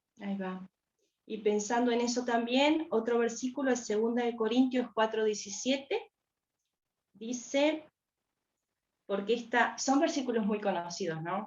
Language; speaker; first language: Spanish; native; Spanish